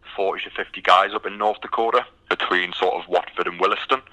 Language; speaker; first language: English; native; English